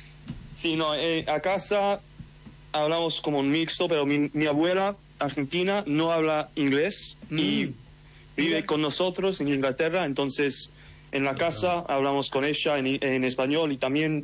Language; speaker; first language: Spanish; early bilingual, heritage; English